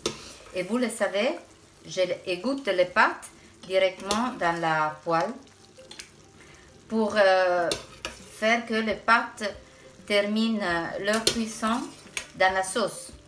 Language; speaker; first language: French; non-native, fluent; Italian